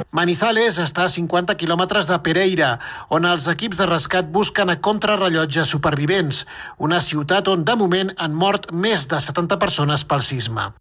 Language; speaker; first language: Catalan; native; Catalan